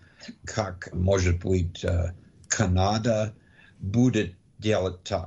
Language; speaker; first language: Russian; non-native, learner; English